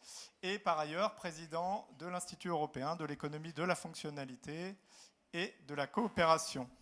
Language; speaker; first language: French; native; French